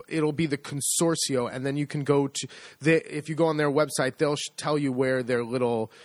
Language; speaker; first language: English; native; English